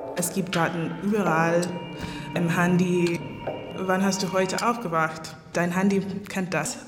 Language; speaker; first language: German; non-native, fluent; English